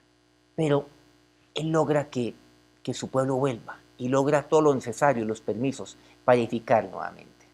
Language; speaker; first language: Spanish; native; Spanish